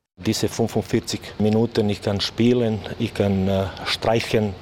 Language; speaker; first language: German; non-native, learner; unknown